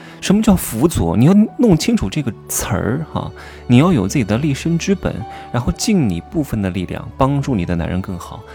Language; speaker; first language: Chinese; native; Chinese